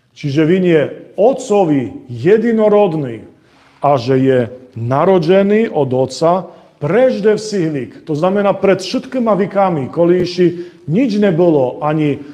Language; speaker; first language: Slovak; non-native, local second language; Rusyn